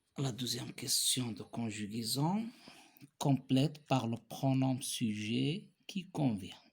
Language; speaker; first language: French; non-native, local second language; Arabic